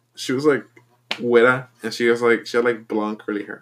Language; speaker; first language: English; non-native, fluent; Spanish